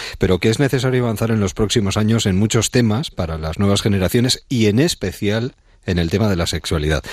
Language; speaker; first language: Spanish; native; Spanish